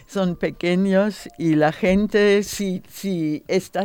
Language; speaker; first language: Spanish; non-native, learner; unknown